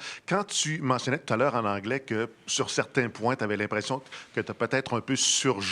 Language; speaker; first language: French; native; French